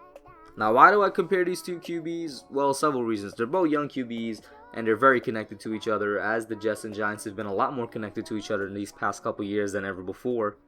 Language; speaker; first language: English; native; English